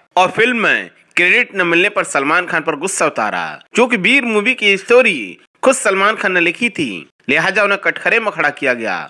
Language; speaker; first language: Hindi; native; Hindi